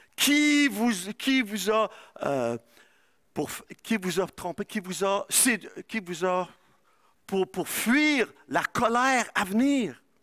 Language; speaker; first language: French; native; French